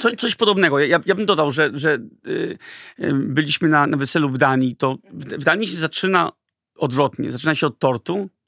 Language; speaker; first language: Polish; early bilingual, heritage; Polish